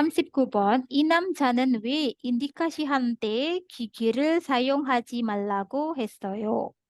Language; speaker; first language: Korean; non-native, learner; Indonesian